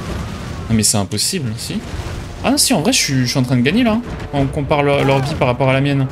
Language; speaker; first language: French; native; French